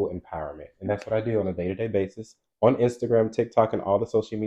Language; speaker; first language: English; native; English